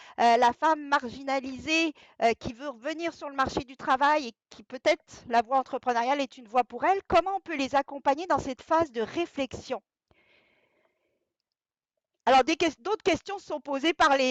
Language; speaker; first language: French; native; French